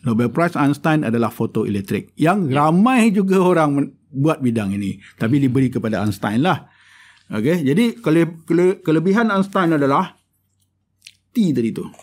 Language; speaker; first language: Malay; native; Malay